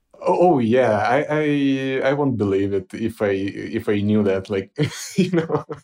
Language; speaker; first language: English; non-native, fluent; Ukrainian